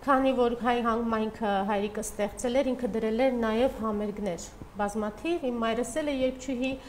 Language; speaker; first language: Armenian; early bilingual, heritage; Armenian